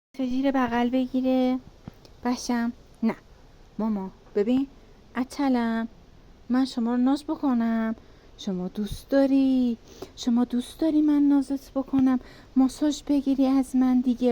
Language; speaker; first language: Persian; native; Persian